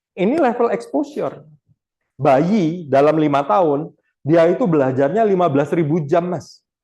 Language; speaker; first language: Indonesian; non-native, local second language; Achinese